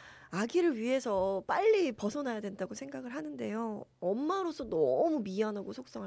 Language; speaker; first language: Korean; native; Korean